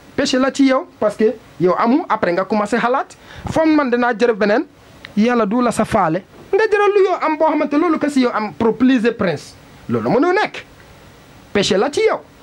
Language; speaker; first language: Wolof; non-native, learner; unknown